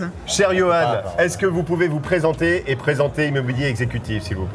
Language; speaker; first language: French; native; French